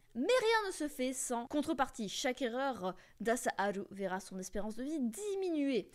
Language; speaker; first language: French; native; French